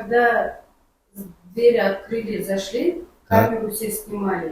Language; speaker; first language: Russian; non-native, local second language; Kyrgyz